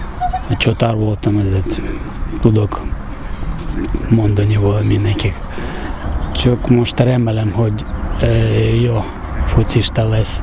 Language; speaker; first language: Hungarian; non-native, learner; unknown